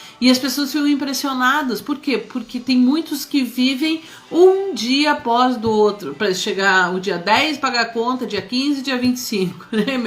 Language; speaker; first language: Portuguese; early bilingual, other home language; Spanish